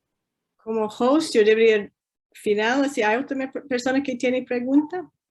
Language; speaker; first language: Spanish; non-native, fluent; English